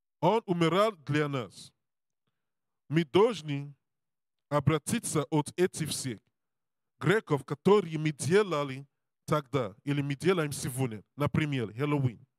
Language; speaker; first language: Russian; non-native, learner; Serbian